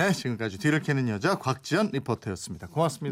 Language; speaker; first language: Korean; native; Korean